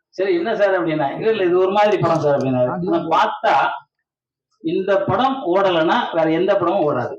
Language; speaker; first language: Tamil; native; Tamil